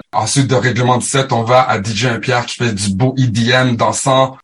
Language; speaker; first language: French; native; French